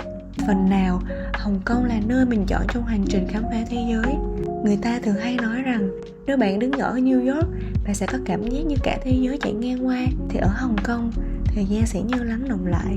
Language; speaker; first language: Vietnamese; native; Vietnamese